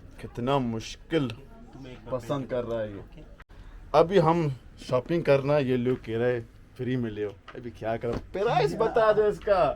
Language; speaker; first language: Hindi; non-native, local second language; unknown